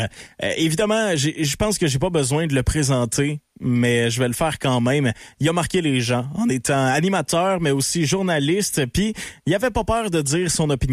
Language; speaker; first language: French; native; French